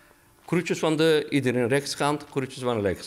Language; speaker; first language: Dutch; non-native, learner; Turkish